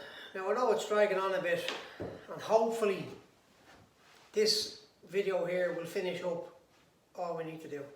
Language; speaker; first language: English; native; English